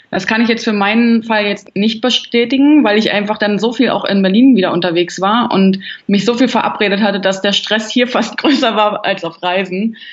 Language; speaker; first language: German; native; German